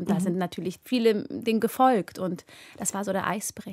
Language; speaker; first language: German; early bilingual, other home language; Amharic